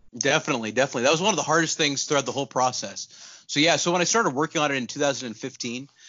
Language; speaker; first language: English; non-native, local second language; Urdu